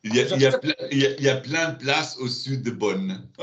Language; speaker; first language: French; non-native, learner; German